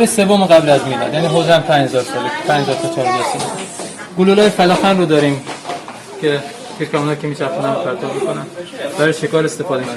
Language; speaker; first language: Persian; native; Persian